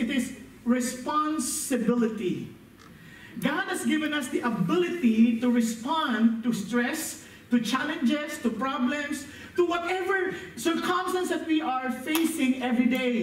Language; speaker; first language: English; non-native, local second language; Filipino